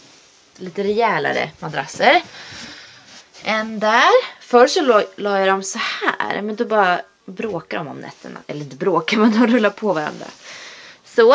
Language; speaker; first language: Swedish; native; Swedish